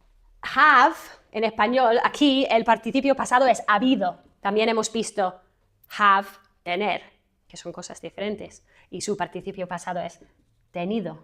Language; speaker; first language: Spanish; non-native, fluent; English